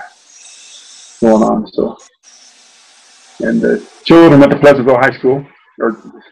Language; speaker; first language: English; native; English